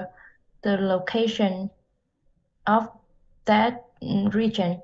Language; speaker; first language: English; non-native, learner; Vietnamese